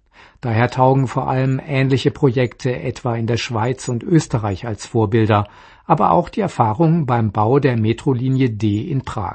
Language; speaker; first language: German; native; German